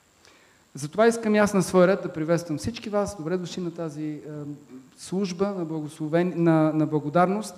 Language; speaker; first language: Bulgarian; native; Bulgarian